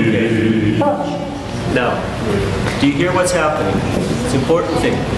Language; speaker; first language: English; native; English